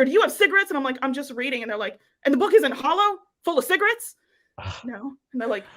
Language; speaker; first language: English; native; English